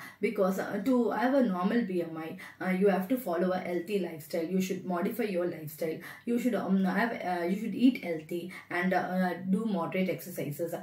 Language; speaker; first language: English; non-native, local second language; Tamil